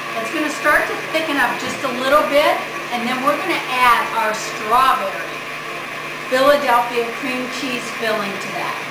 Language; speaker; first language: English; native; English